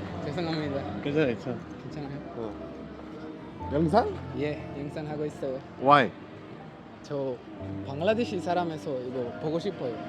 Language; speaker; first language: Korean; non-native, learner; Bangla